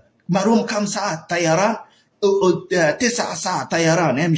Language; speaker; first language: Arabic; non-native, learner; Ganda